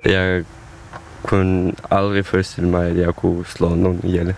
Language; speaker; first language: Danish; non-native, fluent; Ukrainian